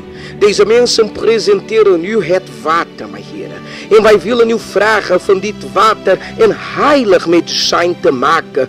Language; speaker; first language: Dutch; non-native, fluent; Portuguese